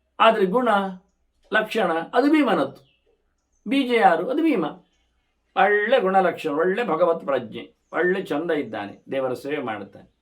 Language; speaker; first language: Kannada; native; Kannada